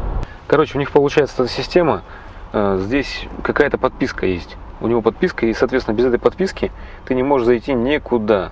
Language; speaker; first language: Russian; native; Russian